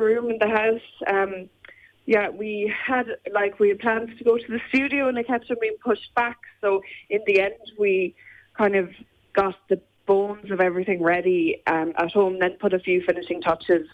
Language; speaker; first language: English; native; English